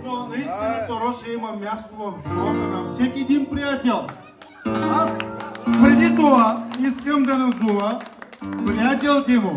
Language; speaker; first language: Bulgarian; non-native, local second language; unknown